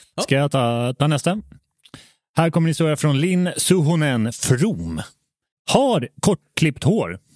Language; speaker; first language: Swedish; native; Swedish